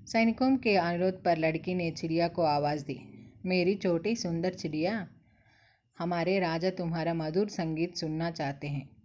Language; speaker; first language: Hindi; non-native, local second language; Telugu